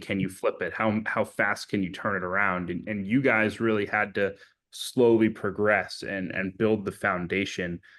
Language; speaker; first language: English; native; English